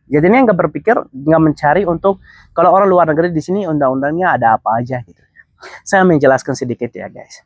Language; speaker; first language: Indonesian; non-native, fluent; Arabic